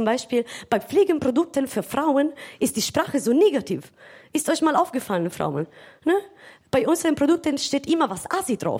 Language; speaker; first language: German; non-native, fluent; Italian